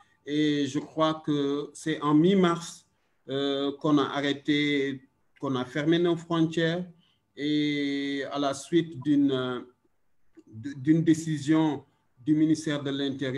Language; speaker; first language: French; non-native, local second language; Wolof